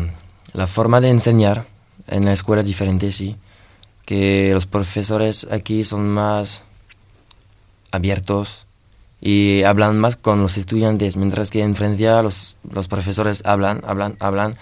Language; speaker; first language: Spanish; non-native, learner; French